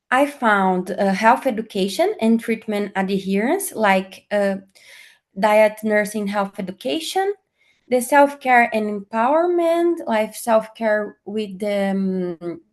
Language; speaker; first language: English; non-native, fluent; Portuguese